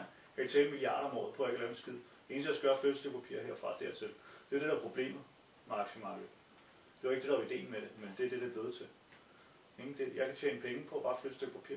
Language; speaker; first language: Danish; native; Danish